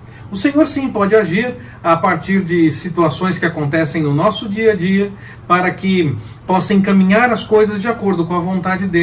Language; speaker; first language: Portuguese; native; Portuguese